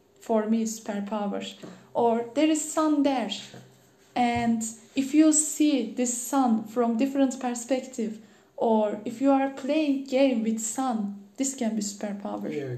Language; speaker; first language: English; non-native, learner; Turkish